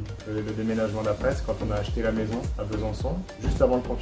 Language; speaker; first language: French; native; French